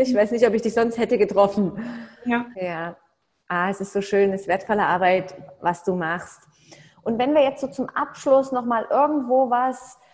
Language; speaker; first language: German; native; German